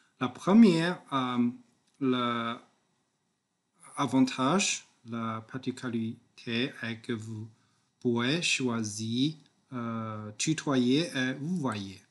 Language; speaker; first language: French; non-native, learner; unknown